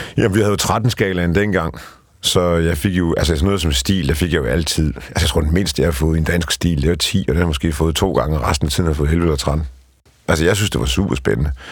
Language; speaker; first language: Danish; early bilingual, other home language; Polish